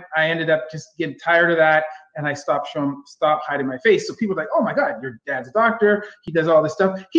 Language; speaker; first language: English; native; English